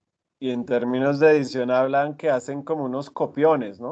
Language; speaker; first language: Spanish; native; Spanish